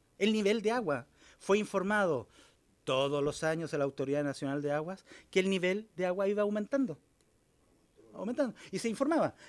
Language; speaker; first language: Spanish; native; Spanish